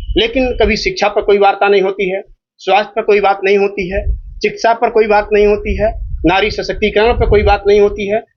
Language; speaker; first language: Hindi; native; Hindi